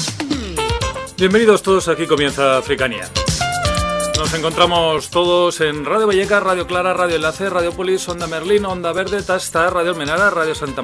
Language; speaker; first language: Spanish; native; Spanish